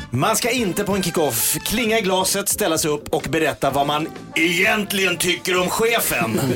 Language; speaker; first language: Swedish; native; Swedish